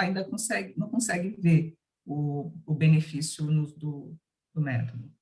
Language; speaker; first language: Portuguese; native; Portuguese